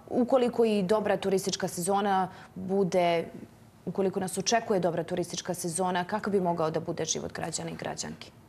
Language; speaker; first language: Serbian; native; Serbian